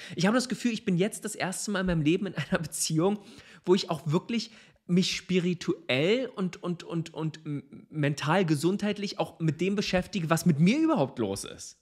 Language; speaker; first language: German; native; German